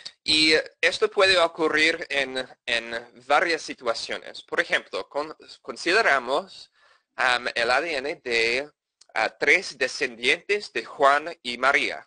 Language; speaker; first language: Spanish; non-native, fluent; English